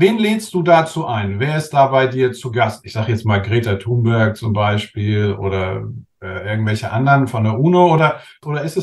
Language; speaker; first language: German; native; German